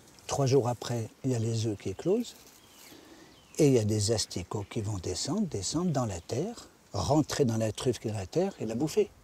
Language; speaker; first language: French; native; French